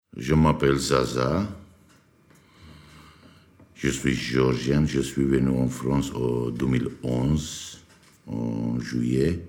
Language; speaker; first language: French; non-native, learner; Georgian